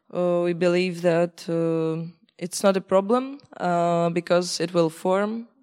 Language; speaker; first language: English; non-native, fluent; Belarusian